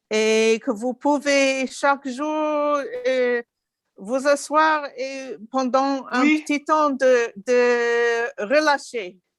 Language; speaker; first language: French; non-native, fluent; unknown